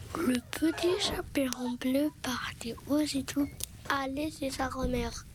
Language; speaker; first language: French; native; French